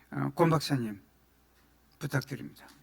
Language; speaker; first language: Korean; native; Korean